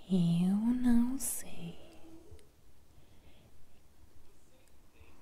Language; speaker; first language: Portuguese; non-native, learner; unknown